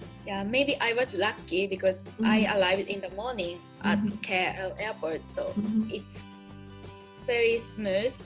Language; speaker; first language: English; non-native, learner; Japanese